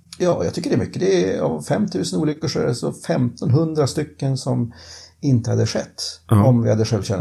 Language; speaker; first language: Swedish; native; Swedish